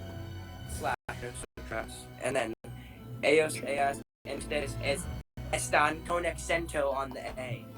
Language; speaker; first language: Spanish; non-native, learner; English